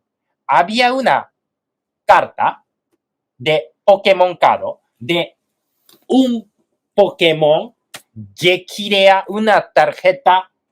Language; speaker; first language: Spanish; non-native, fluent; Japanese